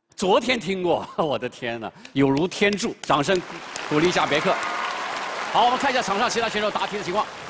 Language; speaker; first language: Chinese; native; Chinese